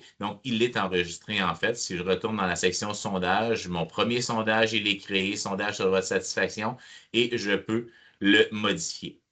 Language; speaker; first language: French; native; French